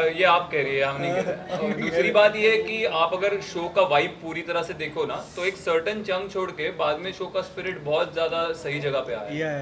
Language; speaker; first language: Hindi; native; Hindi